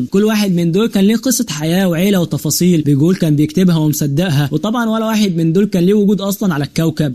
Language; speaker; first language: Arabic; native; Arabic